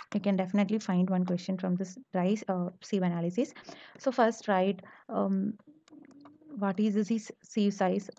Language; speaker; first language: English; non-native, local second language; Malayalam